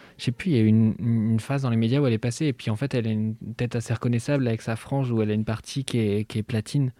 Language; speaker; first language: French; native; French